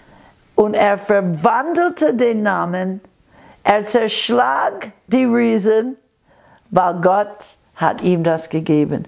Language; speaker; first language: German; non-native, fluent; English